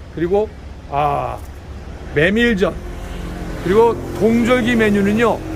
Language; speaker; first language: Korean; native; Korean